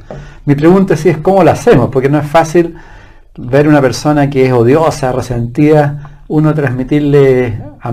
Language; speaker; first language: Spanish; native; Spanish